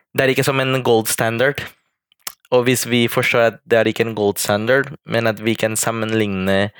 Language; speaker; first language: Norwegian; non-native, fluent; Spanish